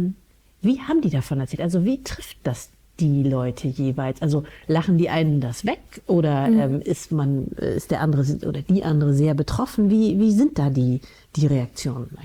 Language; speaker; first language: German; native; German